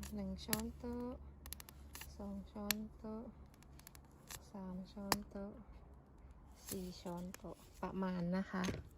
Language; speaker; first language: Thai; native; Thai